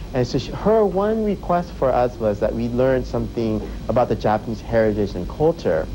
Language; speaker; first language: English; early bilingual, other home language; Japanese